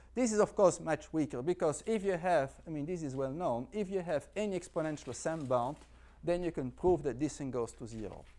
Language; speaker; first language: English; non-native, fluent; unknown